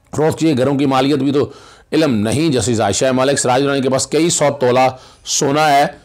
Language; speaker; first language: Urdu; non-native, local second language; Punjabi